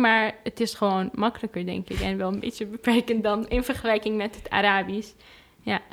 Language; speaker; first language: Dutch; non-native, fluent; Arabic